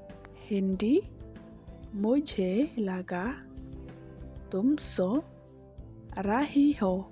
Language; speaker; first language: Hindi; non-native, local second language; Khasi